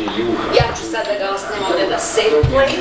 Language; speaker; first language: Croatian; early bilingual, heritage; Croatian